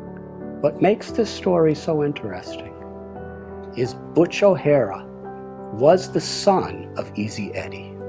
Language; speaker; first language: English; native; English